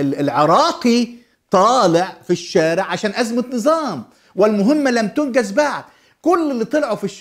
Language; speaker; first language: Arabic; native; Arabic